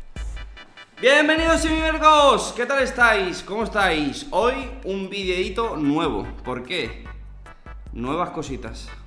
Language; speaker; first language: Spanish; native; Spanish